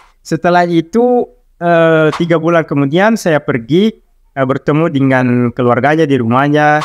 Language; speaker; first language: Indonesian; non-native, local second language; Arabic